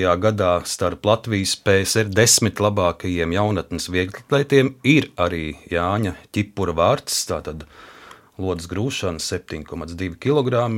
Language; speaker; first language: Latvian; native; Latvian